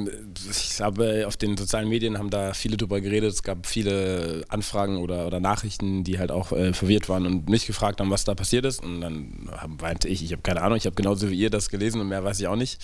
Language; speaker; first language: German; native; German